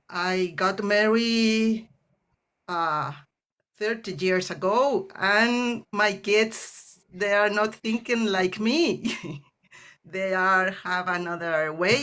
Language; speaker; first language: English; non-native, learner; Spanish